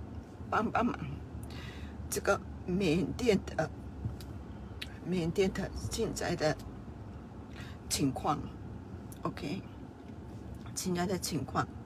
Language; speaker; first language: Chinese; non-native, fluent; Burmese